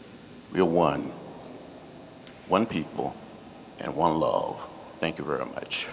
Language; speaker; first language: English; native; English